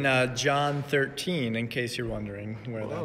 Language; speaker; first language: English; native; English